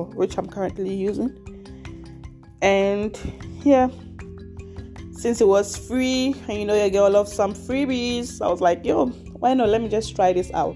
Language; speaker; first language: English; non-native, local second language; Akan